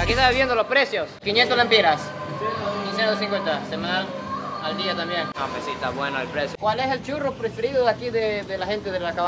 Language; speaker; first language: Spanish; non-native, fluent; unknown